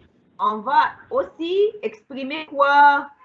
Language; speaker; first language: French; non-native, fluent; Arabic